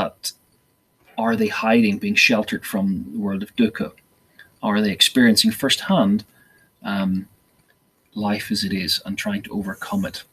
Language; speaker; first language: English; native; English